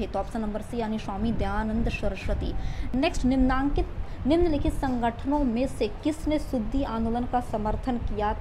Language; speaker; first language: Hindi; native; Hindi